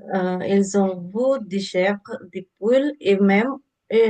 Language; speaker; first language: French; non-native, learner; English